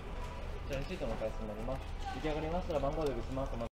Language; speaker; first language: Japanese; native; Japanese